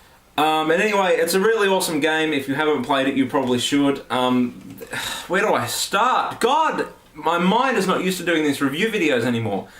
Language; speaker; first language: English; native; English